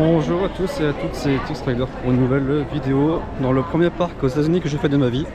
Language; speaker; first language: French; native; French